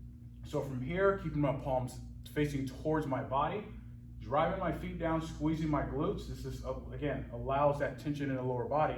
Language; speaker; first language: English; native; English